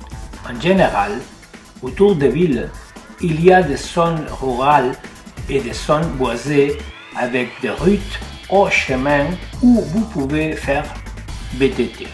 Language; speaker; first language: French; non-native, learner; Spanish